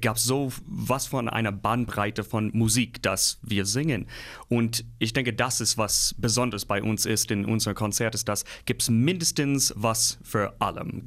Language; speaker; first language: German; non-native, fluent; English